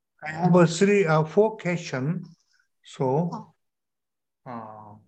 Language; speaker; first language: English; non-native, learner; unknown